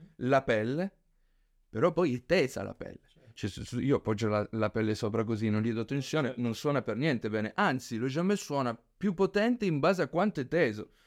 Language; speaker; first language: Italian; early bilingual, other home language; Spanish